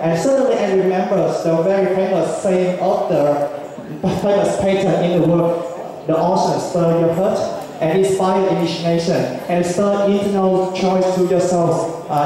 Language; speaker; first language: English; non-native, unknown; Vietnamese